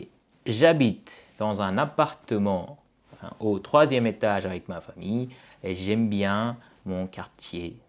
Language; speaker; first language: French; non-native, fluent; Tamil